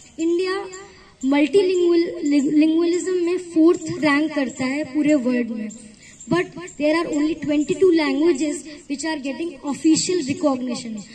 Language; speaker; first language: Hindi; native; Hindi